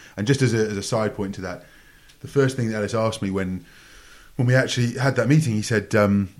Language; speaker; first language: English; native; English